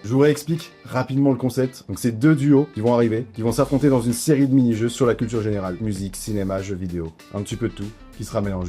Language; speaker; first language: French; native; French